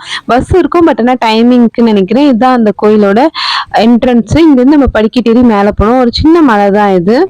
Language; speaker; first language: Tamil; native; Tamil